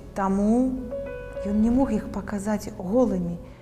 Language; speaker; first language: Belarusian; native; Belarusian